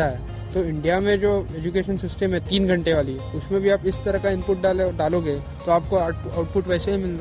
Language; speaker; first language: Hindi; native; Hindi